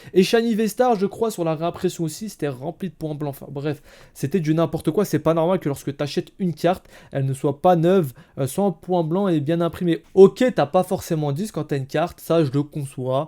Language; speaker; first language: French; native; French